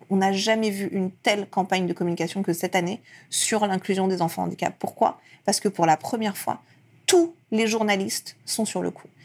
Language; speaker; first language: French; early bilingual, other home language; Persian